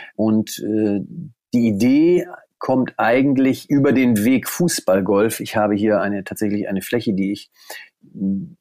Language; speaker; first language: German; native; German